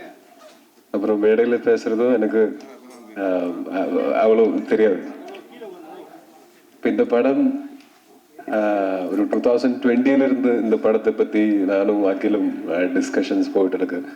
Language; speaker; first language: Tamil; non-native, learner; Malayalam